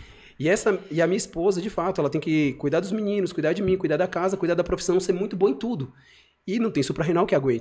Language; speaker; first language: Portuguese; native; Portuguese